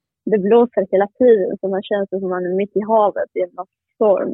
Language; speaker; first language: Swedish; non-native, fluent; Spanish